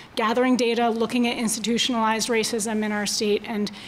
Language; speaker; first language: English; native; English